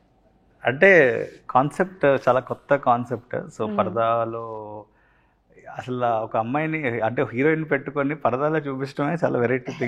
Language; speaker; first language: Telugu; native; Telugu